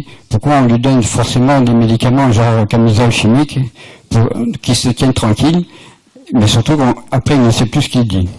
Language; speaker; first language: French; native; French